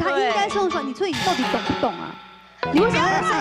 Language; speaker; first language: Chinese; native; Chinese